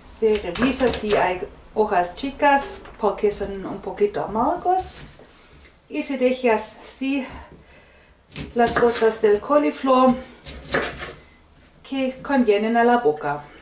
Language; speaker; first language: Spanish; non-native, fluent; Swedish